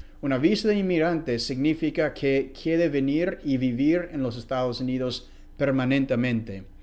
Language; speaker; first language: Spanish; non-native, fluent; English